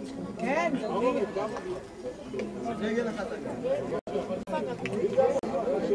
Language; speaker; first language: Hebrew; native; Hebrew